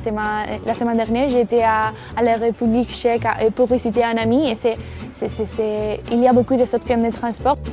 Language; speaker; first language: French; non-native, fluent; Spanish